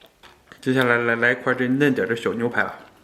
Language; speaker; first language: Chinese; native; Chinese